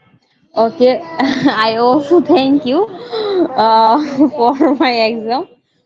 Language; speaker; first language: English; non-native, learner; Bangla